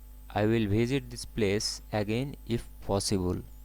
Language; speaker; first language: English; non-native, local second language; Bangla